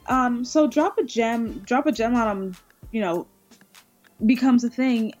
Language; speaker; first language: English; native; English